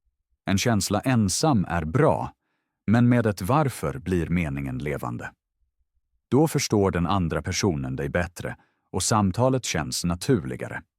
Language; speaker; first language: Swedish; non-native, fluent; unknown